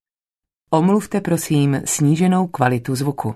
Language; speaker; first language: Czech; native; Czech